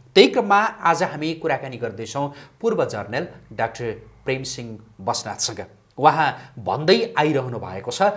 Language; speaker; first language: Nepali; native; Nepali